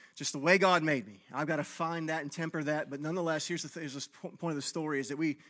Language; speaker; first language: English; native; English